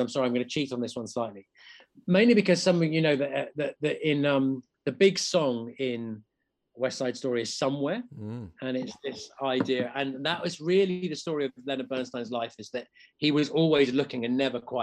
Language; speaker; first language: English; native; English